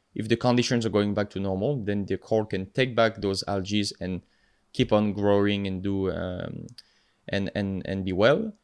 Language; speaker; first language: English; non-native, fluent; French